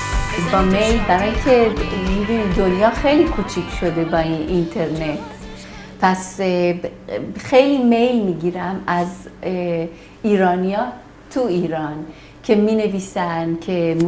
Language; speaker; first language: Persian; early bilingual, heritage; Persian